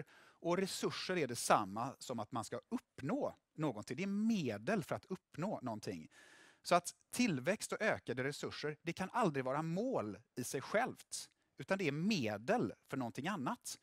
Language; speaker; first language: Swedish; native; Swedish